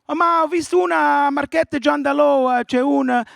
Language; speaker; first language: Italian; early bilingual, other home language; English